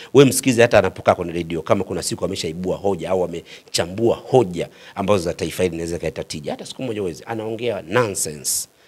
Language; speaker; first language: Swahili; native; Swahili